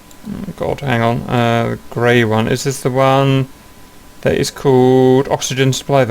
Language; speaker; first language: English; native; English